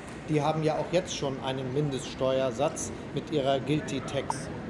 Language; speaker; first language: German; native; German